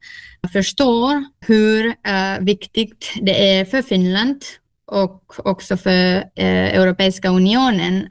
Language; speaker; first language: Swedish; non-native, local second language; Finnish